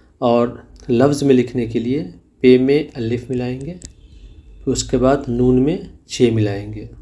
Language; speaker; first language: Hindi; native; Hindi